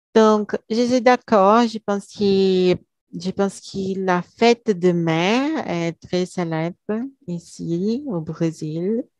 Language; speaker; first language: French; non-native, learner; Portuguese